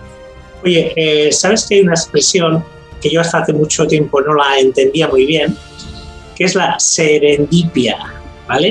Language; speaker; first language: Spanish; native; Spanish